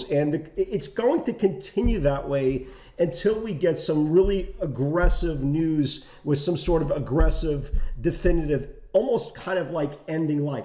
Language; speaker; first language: English; native; English